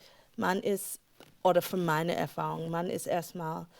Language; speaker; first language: German; non-native, fluent; English